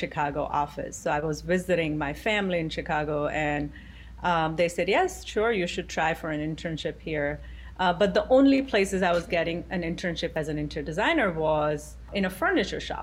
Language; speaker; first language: English; non-native, local second language; Gujarati